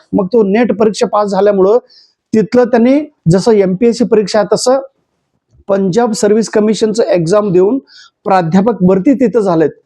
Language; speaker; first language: Marathi; non-native, local second language; Kannada